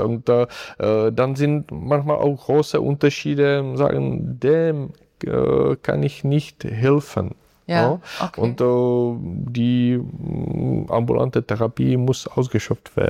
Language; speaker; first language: German; non-native, fluent; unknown